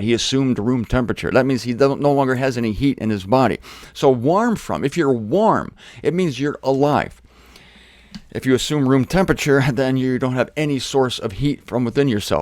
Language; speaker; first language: English; native; English